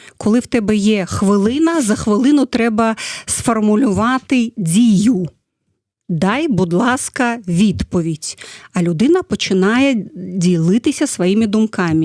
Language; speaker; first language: Ukrainian; non-native, fluent; Russian